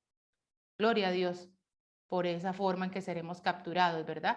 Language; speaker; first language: Spanish; native; Spanish